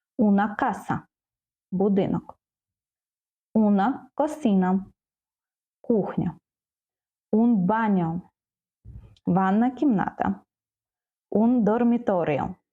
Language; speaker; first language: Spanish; non-native, fluent; Ukrainian